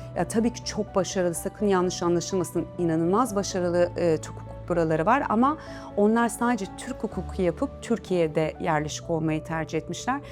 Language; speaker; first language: Turkish; native; Turkish